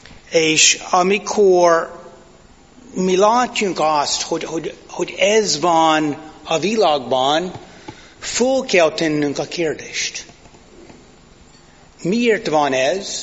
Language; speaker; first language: Hungarian; non-native, fluent; English